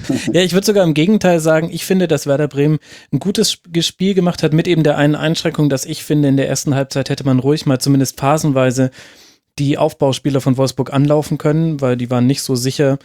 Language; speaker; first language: German; native; German